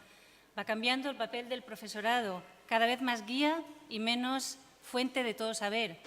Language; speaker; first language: Spanish; native; Spanish